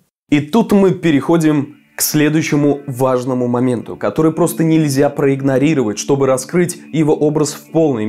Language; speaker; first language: Russian; native; Russian